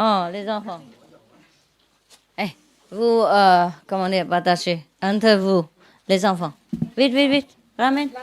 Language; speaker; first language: French; non-native, learner; Vietnamese